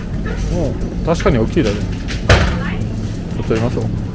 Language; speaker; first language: Japanese; non-native, learner; French